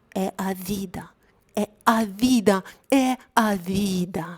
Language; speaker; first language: Portuguese; non-native, fluent; Ukrainian